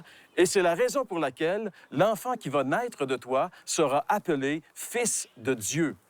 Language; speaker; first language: French; native; French